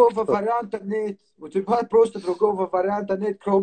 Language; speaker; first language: Russian; native; Russian